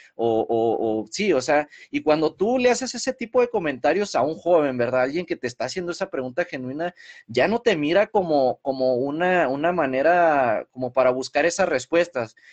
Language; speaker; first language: Spanish; early bilingual, heritage; Spanish